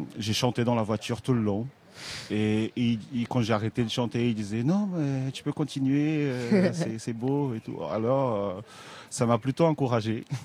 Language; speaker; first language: French; non-native, fluent; Portuguese